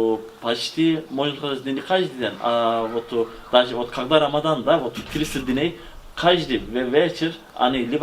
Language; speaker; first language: Russian; non-native, fluent; Turkish